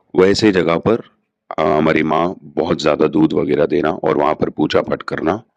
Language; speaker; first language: Hindi; non-native, local second language; Telugu